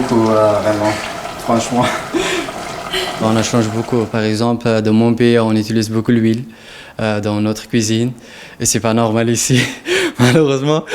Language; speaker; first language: French; non-native, learner; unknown